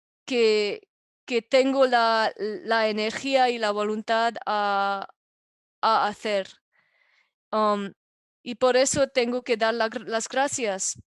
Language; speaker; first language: Spanish; non-native, fluent; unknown